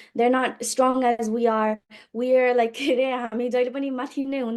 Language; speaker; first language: Nepali; early bilingual, other home language; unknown